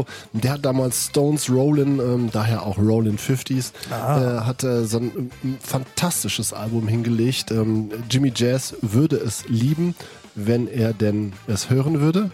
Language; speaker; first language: German; native; German